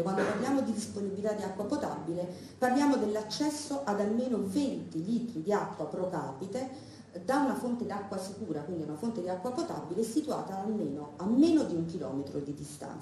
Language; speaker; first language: Italian; native; Italian